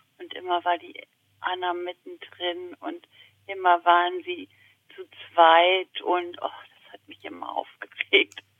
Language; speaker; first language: German; early bilingual, other home language; Italian